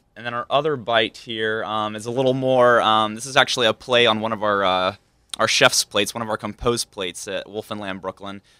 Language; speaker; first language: English; native; English